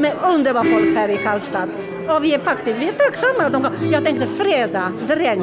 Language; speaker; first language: Swedish; non-native, fluent; Polish